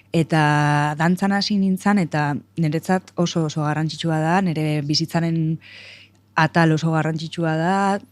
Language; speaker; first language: Basque; non-native, local second language; Spanish